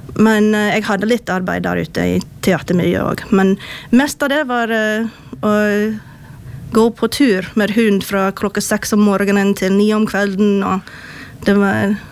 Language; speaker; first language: Norwegian; non-native, fluent; English